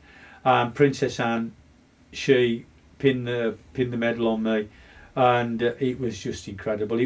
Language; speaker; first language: English; native; English